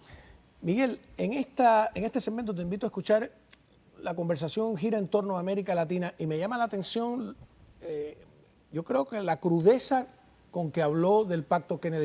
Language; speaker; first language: Spanish; native; Spanish